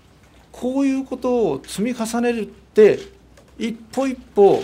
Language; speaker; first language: Japanese; native; Japanese